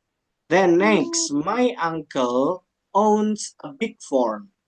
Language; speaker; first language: English; non-native, fluent; Indonesian